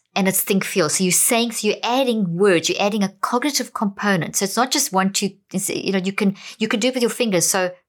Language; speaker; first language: English; native; English